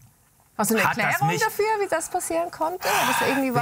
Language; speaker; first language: German; native; German